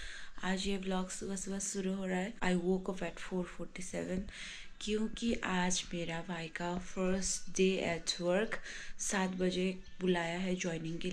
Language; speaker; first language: Hindi; non-native, local second language; Nepali